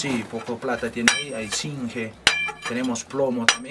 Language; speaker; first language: Spanish; non-native, local second language; Quechua